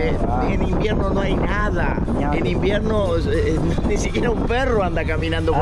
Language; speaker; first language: Spanish; native; Spanish